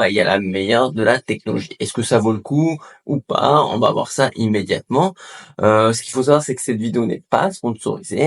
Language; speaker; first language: French; native; French